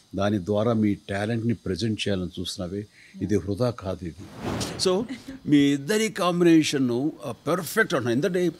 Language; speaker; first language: Telugu; native; Telugu